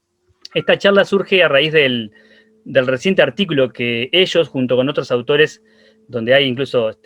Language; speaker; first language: Spanish; native; Spanish